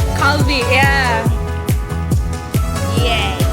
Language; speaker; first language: English; non-native, learner; Japanese